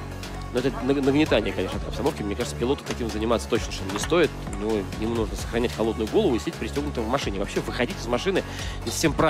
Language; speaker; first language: Russian; native; Russian